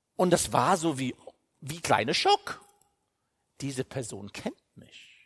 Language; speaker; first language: German; non-native, fluent; English